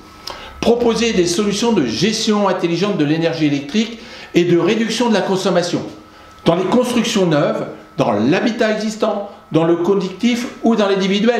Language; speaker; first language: French; native; French